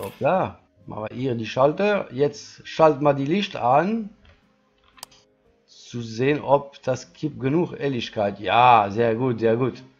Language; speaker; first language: German; non-native, learner; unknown